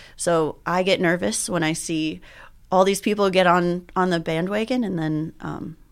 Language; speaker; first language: English; early bilingual, other home language; Spanish